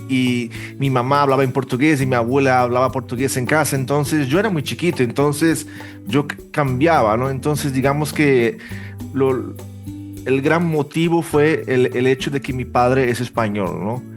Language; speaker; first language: Spanish; early bilingual, heritage; Portuguese